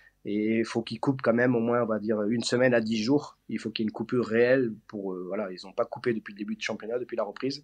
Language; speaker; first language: French; native; French